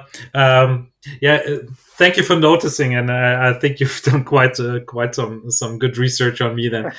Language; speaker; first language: English; non-native, fluent; German